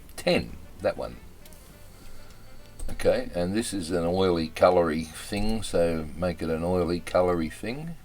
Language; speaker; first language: English; native; English